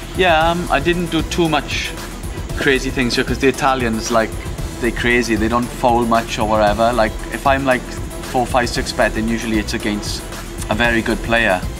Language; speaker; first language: English; native; English